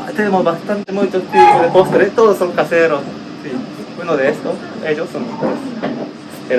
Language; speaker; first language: Spanish; non-native, fluent; Japanese